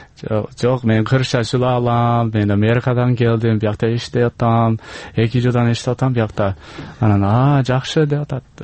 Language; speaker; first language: Kyrgyz; non-native, learner; English